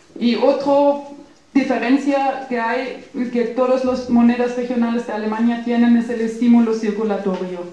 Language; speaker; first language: Spanish; non-native, fluent; German